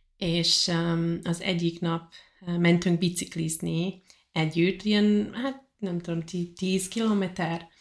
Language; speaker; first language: Hungarian; non-native, learner; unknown